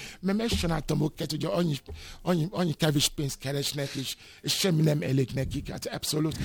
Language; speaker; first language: Hungarian; non-native, learner; Yoruba